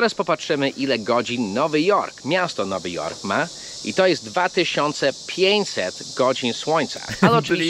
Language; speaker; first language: Polish; non-native, fluent; English